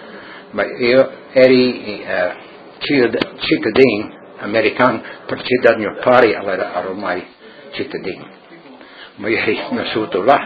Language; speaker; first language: Italian; early bilingual, heritage; Friulian